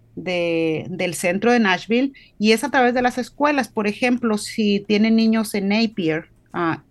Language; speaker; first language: Spanish; native; Spanish